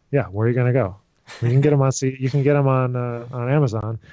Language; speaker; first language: English; native; English